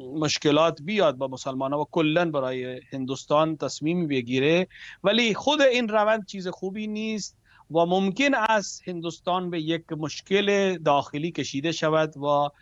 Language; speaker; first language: Persian; non-native, fluent; Urdu